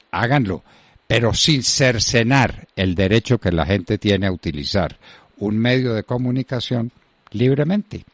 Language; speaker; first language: Spanish; native; Spanish